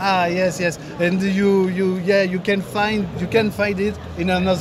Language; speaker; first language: English; non-native, learner; French